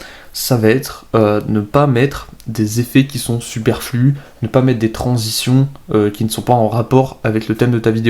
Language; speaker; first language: French; native; French